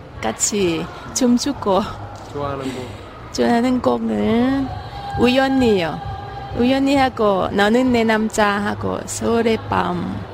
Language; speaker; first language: Korean; non-native, learner; Thai